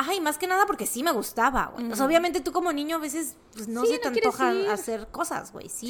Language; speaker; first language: Spanish; native; Spanish